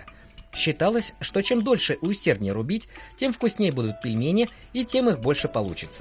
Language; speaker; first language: Russian; native; Russian